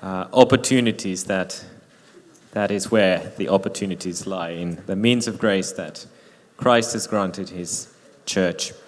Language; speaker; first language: English; non-native, fluent; Finnish